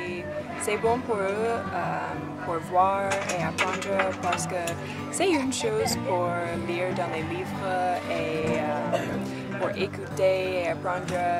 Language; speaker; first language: French; non-native, fluent; English